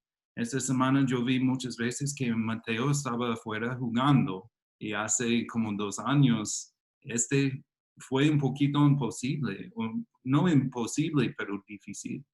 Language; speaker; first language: Spanish; non-native, fluent; English